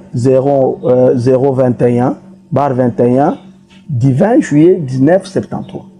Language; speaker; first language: French; non-native, local second language; Swahili